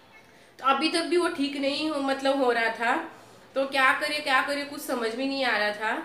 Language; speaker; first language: Hindi; native; Hindi